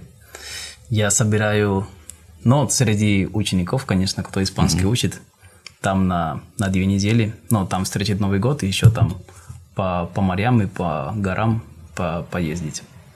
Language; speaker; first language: Russian; non-native, fluent; Spanish